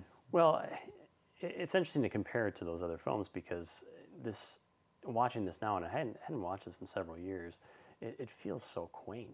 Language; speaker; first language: English; native; English